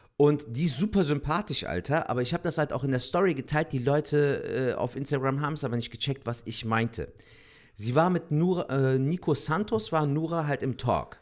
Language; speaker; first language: German; early bilingual, other home language; Turkish